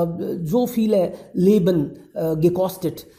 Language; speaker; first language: German; non-native, fluent; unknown